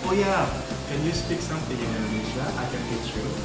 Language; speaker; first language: English; non-native, learner; Indonesian